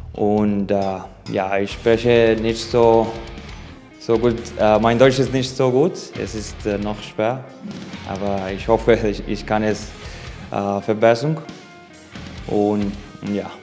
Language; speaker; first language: German; non-native, learner; Spanish